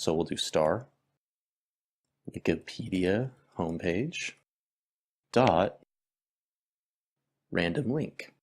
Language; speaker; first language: English; native; English